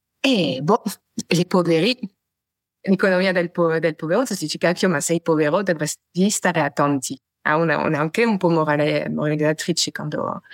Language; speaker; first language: Italian; non-native, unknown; French